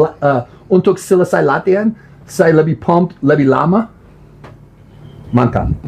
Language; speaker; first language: Indonesian; non-native, learner; English